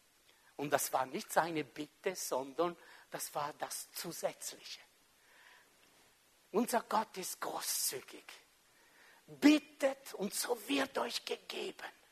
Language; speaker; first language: German; non-native, local second language; French